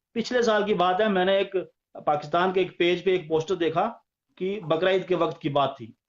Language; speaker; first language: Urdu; non-native, local second language; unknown